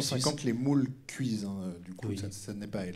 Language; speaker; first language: French; native; French